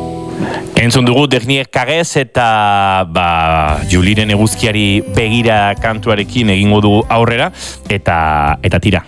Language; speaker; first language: Basque; native; Basque